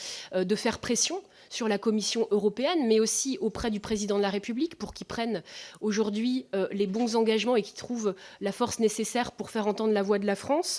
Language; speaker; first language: French; native; French